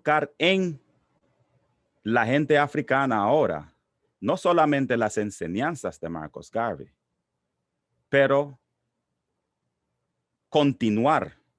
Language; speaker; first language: Spanish; non-native, local second language; English